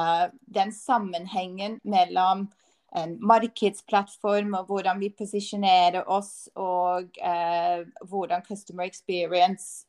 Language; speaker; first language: Norwegian; non-native, fluent; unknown